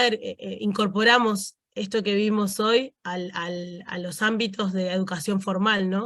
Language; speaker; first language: Spanish; native; Spanish